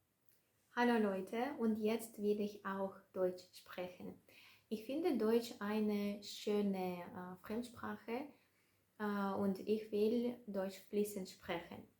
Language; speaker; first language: German; non-native, learner; Russian